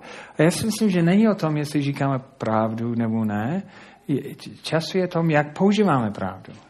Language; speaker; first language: Czech; non-native, fluent; English